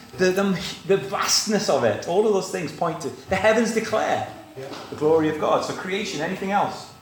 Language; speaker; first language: English; native; English